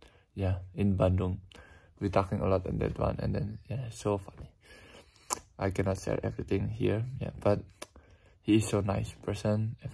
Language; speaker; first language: English; non-native, learner; Indonesian